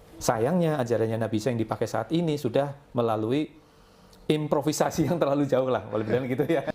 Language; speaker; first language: Indonesian; non-native, local second language; Javanese